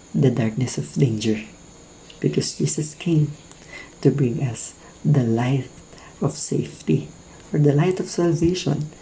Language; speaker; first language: English; non-native, local second language; Filipino